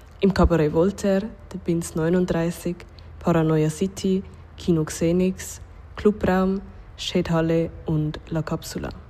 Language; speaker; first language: German; native; German